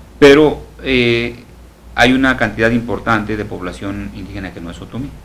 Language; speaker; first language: Spanish; native; Spanish